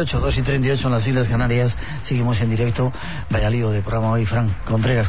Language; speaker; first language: Spanish; native; Spanish